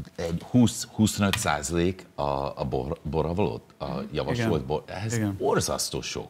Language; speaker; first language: Hungarian; non-native, fluent; English